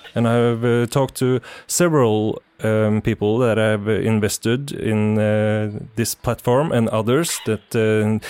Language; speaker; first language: English; non-native, fluent; Norwegian